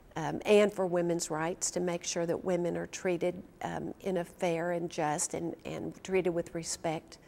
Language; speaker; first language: English; native; English